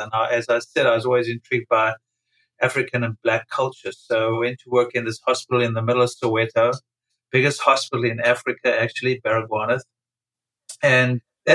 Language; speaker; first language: English; native; English